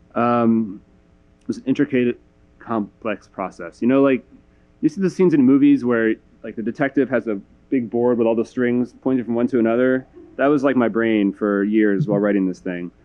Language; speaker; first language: English; native; English